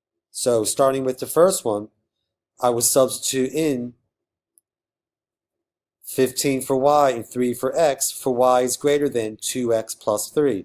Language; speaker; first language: English; native; English